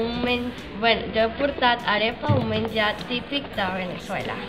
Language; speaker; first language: Catalan; non-native, learner; Spanish